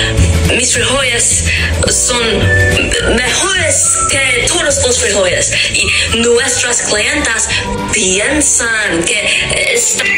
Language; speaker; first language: Spanish; non-native, learner; English